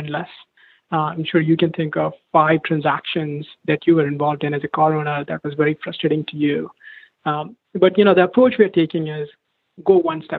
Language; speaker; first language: English; non-native, local second language; Hindi